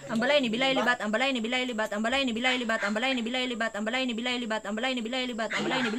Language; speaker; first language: Cebuano; native; Cebuano